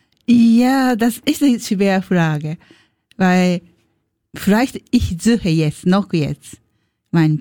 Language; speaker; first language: German; non-native, learner; Japanese